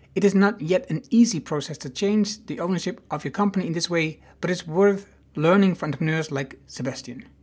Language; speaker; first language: English; non-native, fluent; Dutch